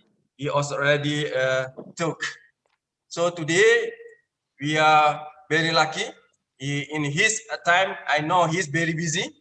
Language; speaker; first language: English; non-native, learner; Indonesian